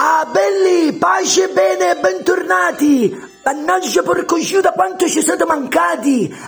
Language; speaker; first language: Italian; native; Italian